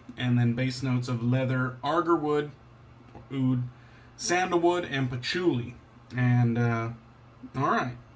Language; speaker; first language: English; native; English